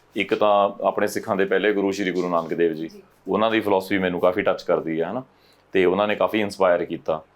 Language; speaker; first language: Punjabi; native; Punjabi